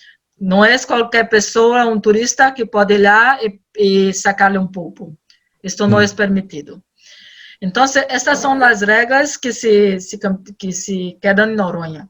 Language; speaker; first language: Spanish; non-native, learner; Portuguese